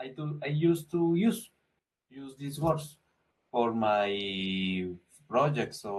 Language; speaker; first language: English; non-native, learner; Spanish